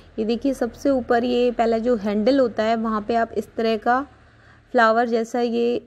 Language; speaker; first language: Hindi; native; Hindi